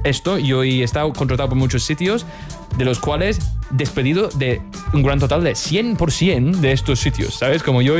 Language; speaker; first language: Spanish; non-native, fluent; English